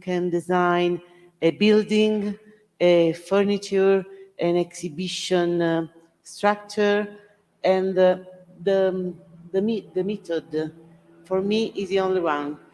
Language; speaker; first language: English; non-native, learner; Italian